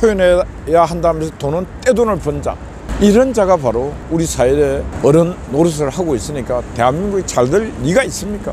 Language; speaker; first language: Korean; native; Korean